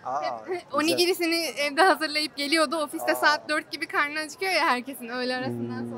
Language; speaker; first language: Turkish; native; Turkish